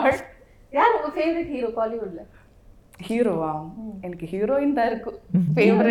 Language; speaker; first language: Tamil; non-native, learner; Malayalam